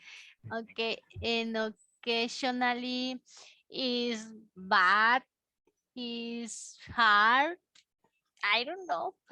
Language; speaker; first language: English; non-native, learner; Spanish